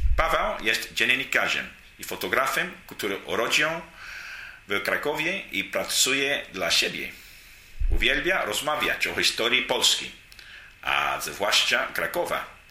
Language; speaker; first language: Polish; non-native, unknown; English